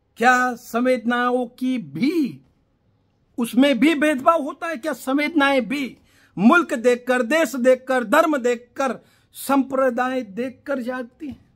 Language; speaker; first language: Hindi; non-native, local second language; Gujarati